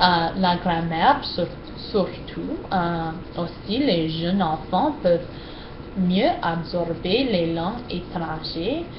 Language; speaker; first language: French; non-native, learner; English